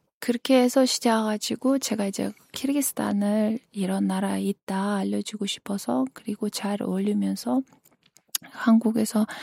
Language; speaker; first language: Korean; non-native, fluent; Kyrgyz